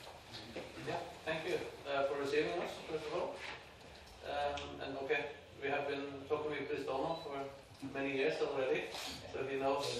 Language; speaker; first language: English; non-native, fluent; Norwegian